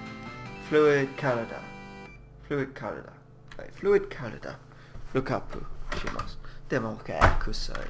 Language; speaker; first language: Japanese; non-native, learner; English